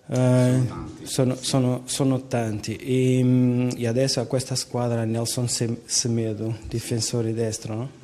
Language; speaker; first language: Italian; non-native, learner; Portuguese